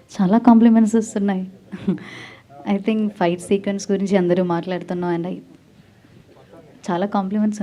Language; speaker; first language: Telugu; non-native, learner; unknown